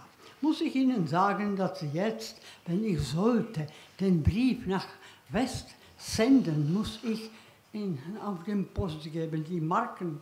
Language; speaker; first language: German; non-native, learner; Czech